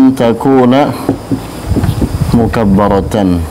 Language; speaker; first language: Arabic; non-native, fluent; Indonesian